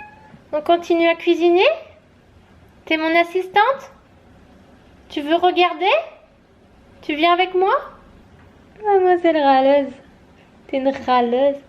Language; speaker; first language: French; native; French